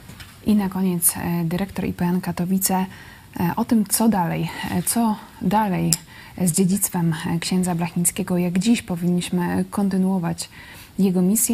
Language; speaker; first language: Polish; native; Polish